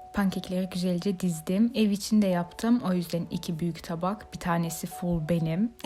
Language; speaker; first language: Turkish; native; Turkish